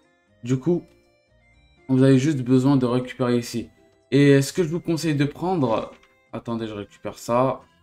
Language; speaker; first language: French; native; French